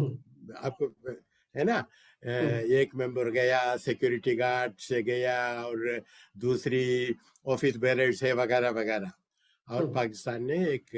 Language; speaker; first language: Hindi; non-native, local second language; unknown